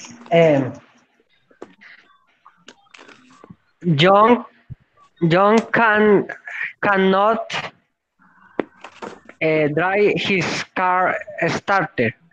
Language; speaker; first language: English; non-native, learner; Spanish